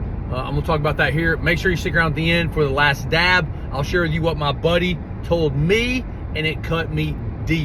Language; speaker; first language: English; native; English